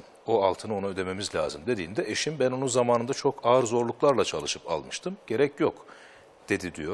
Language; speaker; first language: Turkish; native; Turkish